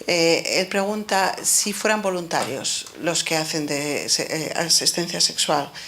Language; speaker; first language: Spanish; native; Spanish